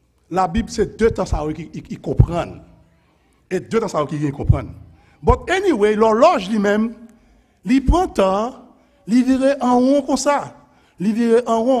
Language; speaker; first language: French; native; French